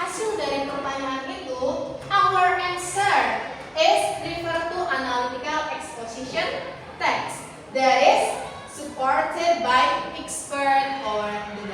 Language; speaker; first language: English; non-native, learner; Indonesian